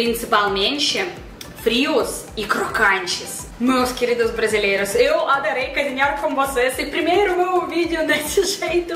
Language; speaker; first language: Portuguese; non-native, fluent; Russian